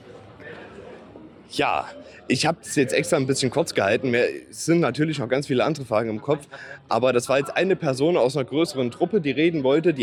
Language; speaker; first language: German; native; German